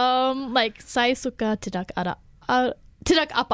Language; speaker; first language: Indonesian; non-native, learner; English